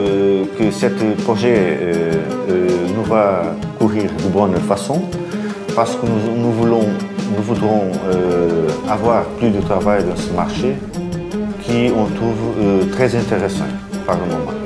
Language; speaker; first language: French; non-native, fluent; Portuguese